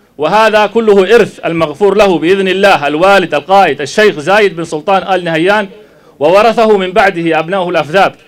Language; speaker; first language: Arabic; non-native, local second language; Somali